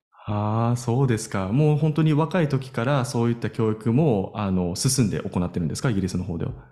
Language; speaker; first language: Japanese; native; Japanese